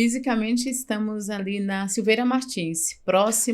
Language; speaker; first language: Portuguese; native; Portuguese